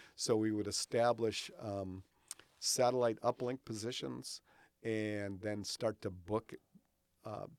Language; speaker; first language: English; native; English